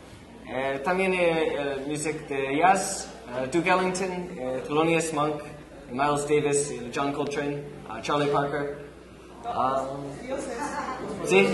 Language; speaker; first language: Spanish; non-native, learner; English